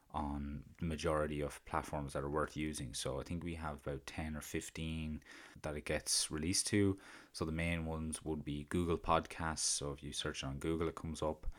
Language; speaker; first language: English; native; English